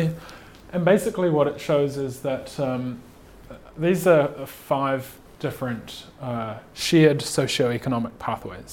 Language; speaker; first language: English; native; English